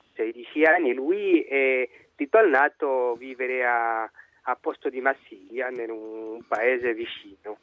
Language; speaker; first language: Italian; non-native, learner; French